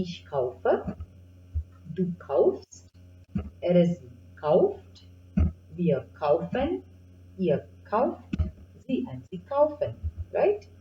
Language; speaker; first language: German; non-native, fluent; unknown